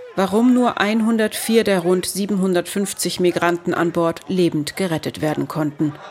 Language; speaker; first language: German; native; German